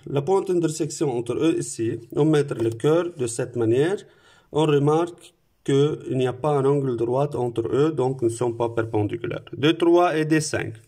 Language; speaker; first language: French; non-native, local second language; Arabic